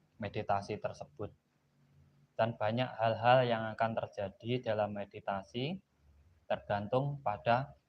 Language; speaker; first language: Indonesian; non-native, local second language; Javanese